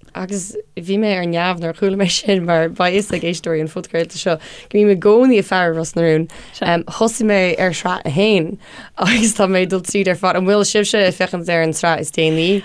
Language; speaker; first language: Irish; non-native, local second language; English